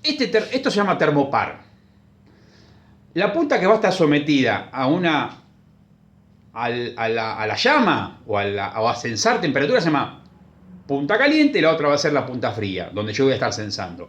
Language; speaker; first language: Spanish; native; Spanish